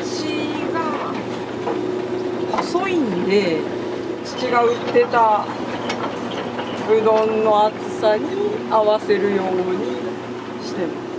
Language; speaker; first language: Japanese; native; Japanese